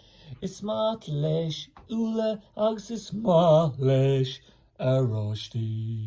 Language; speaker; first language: Irish; non-native, local second language; English